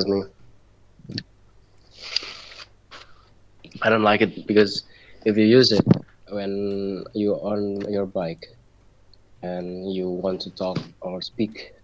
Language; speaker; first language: English; non-native, learner; Indonesian